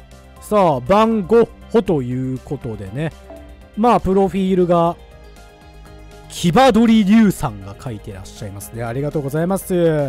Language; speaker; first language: Japanese; native; Japanese